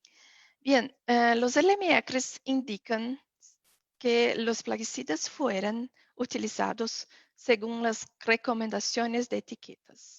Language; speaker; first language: Spanish; non-native, fluent; Portuguese